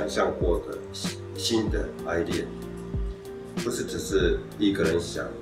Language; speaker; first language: Chinese; non-native, learner; Japanese